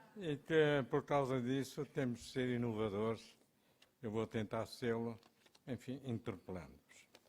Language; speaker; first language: Portuguese; early bilingual, heritage; Portuguese